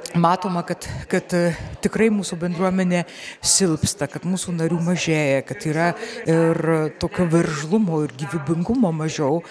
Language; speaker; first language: Lithuanian; native; Lithuanian